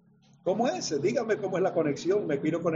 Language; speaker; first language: Spanish; native; Spanish